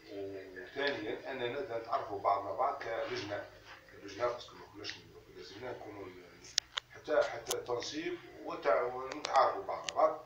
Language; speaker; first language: Arabic; native; Arabic